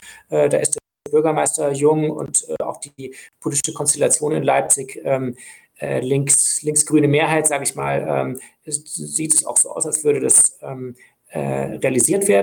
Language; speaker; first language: German; native; German